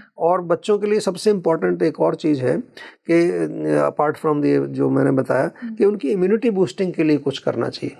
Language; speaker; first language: Hindi; native; Hindi